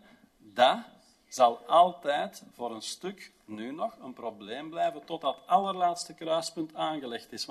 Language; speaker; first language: Dutch; native; Dutch